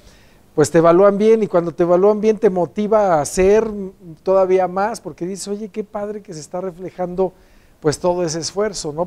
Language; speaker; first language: Spanish; native; Spanish